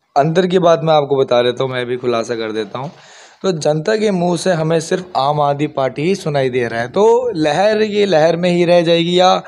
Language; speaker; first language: Hindi; native; Hindi